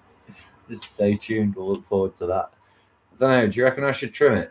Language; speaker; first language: English; native; English